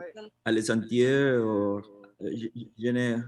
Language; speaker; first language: French; non-native, learner; Spanish